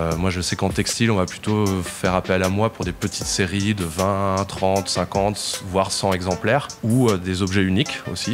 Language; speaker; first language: French; native; French